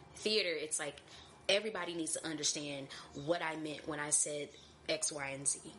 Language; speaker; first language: English; native; English